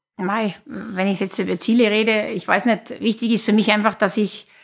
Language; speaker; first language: German; native; German